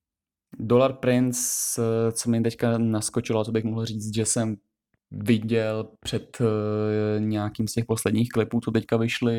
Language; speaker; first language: Czech; native; Czech